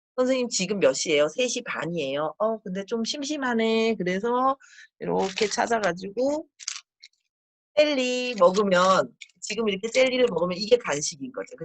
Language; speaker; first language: Korean; native; Korean